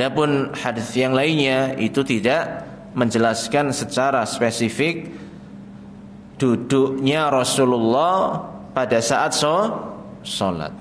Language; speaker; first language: Indonesian; native; Indonesian